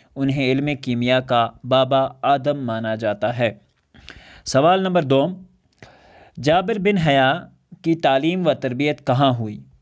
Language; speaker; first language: Urdu; non-native, local second language; Kashmiri